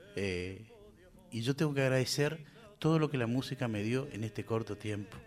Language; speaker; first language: Spanish; native; Spanish